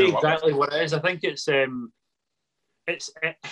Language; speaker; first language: English; native; English